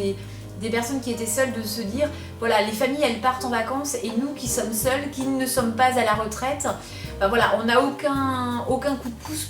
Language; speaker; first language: French; native; French